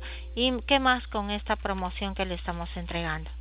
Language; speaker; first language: Spanish; native; Spanish